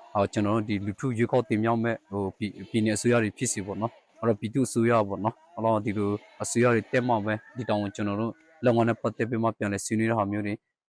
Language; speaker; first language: Burmese; non-native, local second language; Pa'o Karen